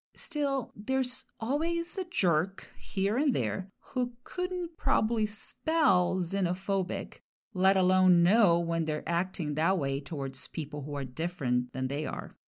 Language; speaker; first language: English; non-native, fluent; Portuguese